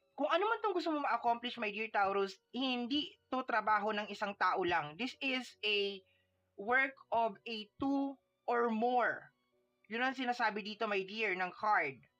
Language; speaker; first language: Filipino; non-native, local second language; Waray